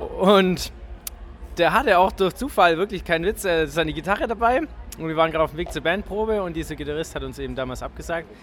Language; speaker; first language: German; native; German